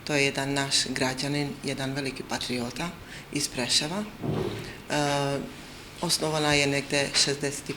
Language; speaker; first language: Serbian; non-native, local second language; Albanian